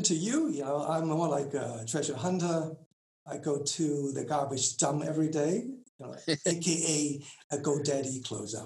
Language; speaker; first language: English; non-native, local second language; Cantonese